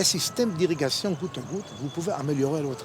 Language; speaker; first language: French; non-native, learner; Hebrew